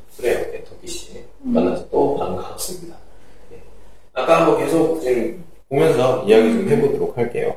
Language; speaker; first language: Korean; native; Korean